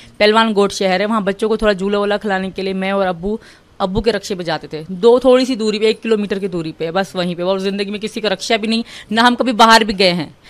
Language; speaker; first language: Urdu; non-native, local second language; Sindhi